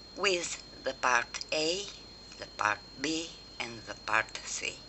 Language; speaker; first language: English; non-native, learner; Romanian